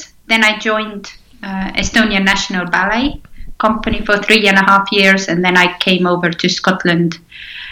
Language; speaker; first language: English; non-native, fluent; Estonian